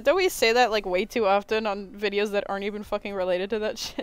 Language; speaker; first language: English; native; English